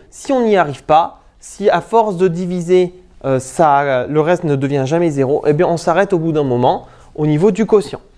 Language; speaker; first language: French; native; French